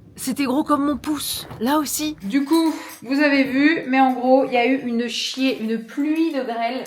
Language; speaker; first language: French; early bilingual, other home language; Portuguese